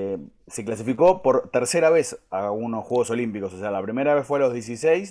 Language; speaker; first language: Spanish; native; Spanish